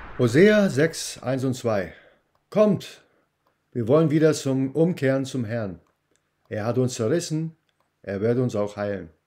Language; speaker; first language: German; non-native, fluent; English